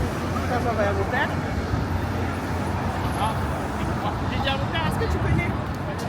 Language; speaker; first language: French; native; French